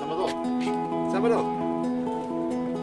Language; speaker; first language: German; native; German